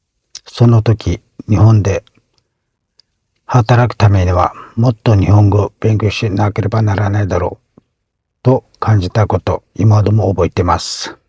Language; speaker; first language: Japanese; non-native, fluent; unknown